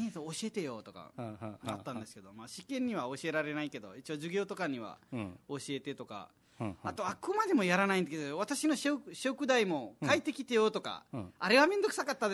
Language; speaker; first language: Japanese; non-native, fluent; Nepali